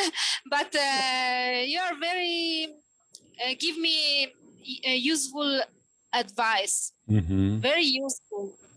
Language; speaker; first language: English; non-native, learner; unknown